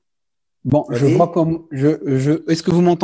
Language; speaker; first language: French; early bilingual, heritage; French